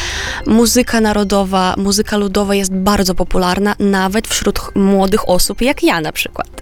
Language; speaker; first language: Polish; non-native, fluent; Romanian